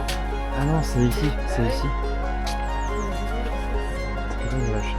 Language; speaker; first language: French; native; French